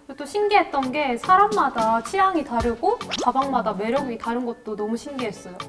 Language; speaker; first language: Korean; native; Korean